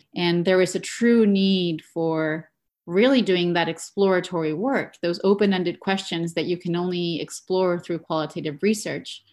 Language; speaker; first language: English; non-native, fluent; Spanish